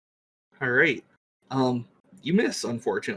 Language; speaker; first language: English; native; English